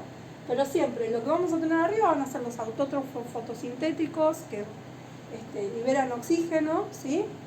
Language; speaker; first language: Spanish; native; Spanish